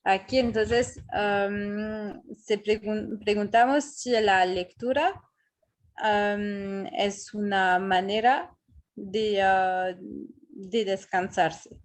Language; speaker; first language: Spanish; non-native, fluent; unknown